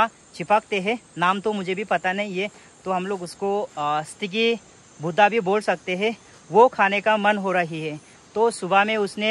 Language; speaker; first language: Hindi; non-native, local second language; Garo